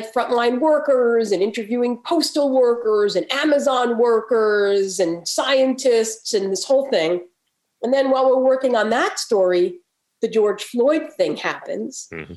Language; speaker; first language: English; native; English